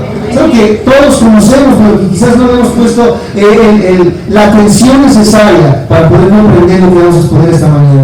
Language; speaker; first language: Spanish; native; Spanish